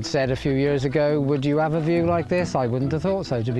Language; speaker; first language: English; native; English